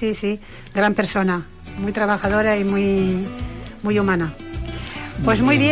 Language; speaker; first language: Spanish; native; Spanish